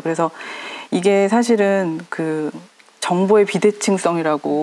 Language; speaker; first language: Korean; native; Korean